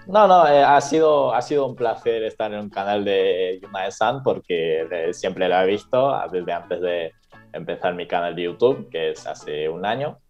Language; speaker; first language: Spanish; non-native, fluent; Japanese